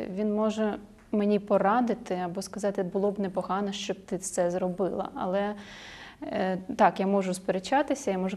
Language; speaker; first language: Ukrainian; non-native, local second language; Russian